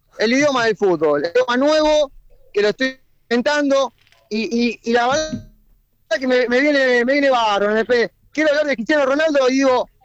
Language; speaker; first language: Spanish; native; Spanish